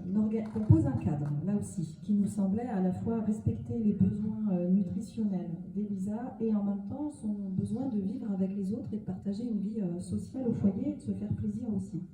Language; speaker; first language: French; native; French